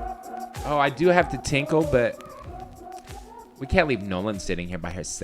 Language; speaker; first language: English; native; English